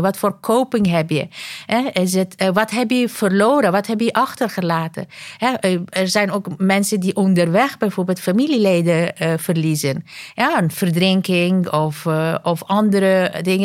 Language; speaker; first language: Dutch; non-native, fluent; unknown